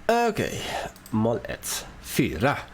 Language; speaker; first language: Swedish; non-native, learner; English